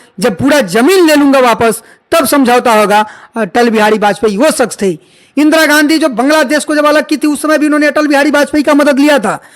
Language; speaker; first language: Hindi; native; Hindi